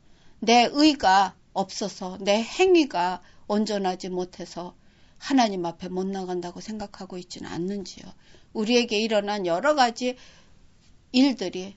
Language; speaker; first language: Korean; native; Korean